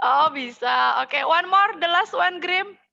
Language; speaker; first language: English; non-native, fluent; Indonesian